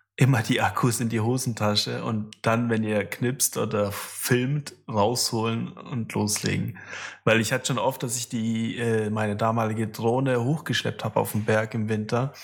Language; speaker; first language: German; non-native, fluent; Russian